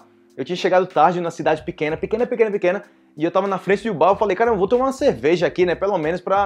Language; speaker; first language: Portuguese; native; Portuguese